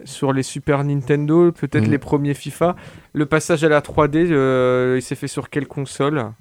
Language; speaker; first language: French; native; French